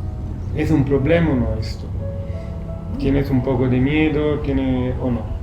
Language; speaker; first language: Spanish; non-native, fluent; Italian